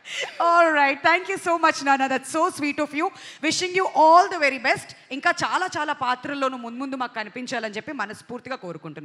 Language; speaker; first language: Telugu; native; Telugu